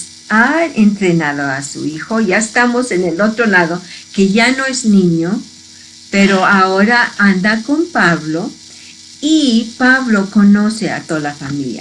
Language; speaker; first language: Spanish; early bilingual, heritage; Spanish